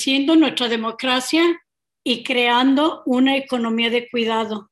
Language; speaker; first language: Spanish; native; Spanish